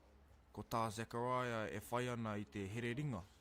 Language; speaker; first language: Māori; non-native, local second language; English